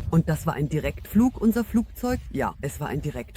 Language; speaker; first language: German; non-native, fluent; Russian